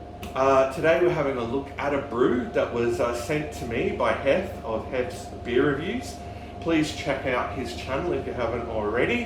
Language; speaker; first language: English; native; English